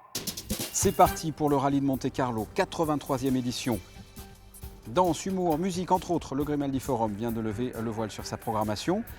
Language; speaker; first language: French; native; French